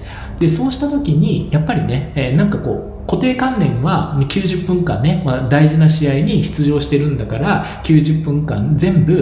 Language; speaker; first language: Japanese; native; Japanese